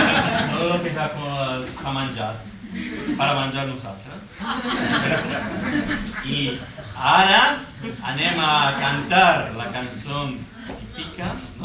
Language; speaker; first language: Catalan; non-native, learner; Spanish